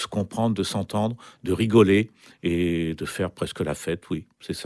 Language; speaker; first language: French; native; French